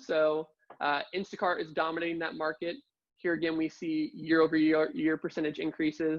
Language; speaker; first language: English; native; English